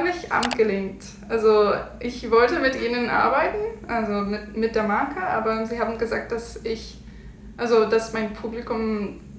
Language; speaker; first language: German; non-native, learner; English